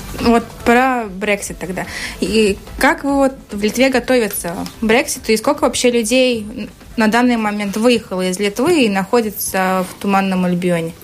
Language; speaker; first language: Russian; native; Russian